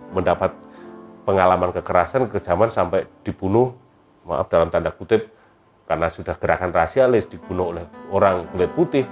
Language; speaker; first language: Indonesian; native; Indonesian